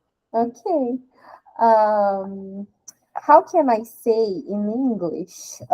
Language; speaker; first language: English; non-native, fluent; Portuguese